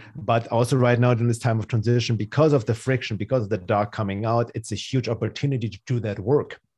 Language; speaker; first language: English; non-native, fluent; German